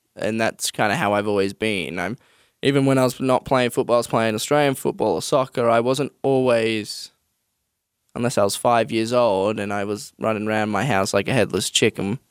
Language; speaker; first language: English; native; English